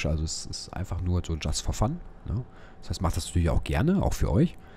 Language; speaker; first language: German; native; German